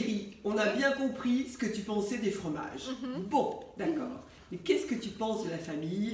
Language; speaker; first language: French; native; French